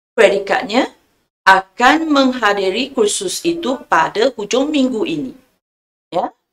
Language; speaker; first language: Malay; non-native, local second language; Chinese